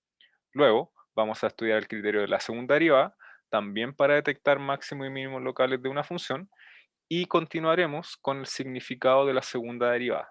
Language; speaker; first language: Spanish; native; Spanish